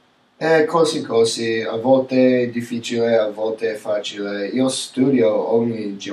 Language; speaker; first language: Italian; non-native, learner; English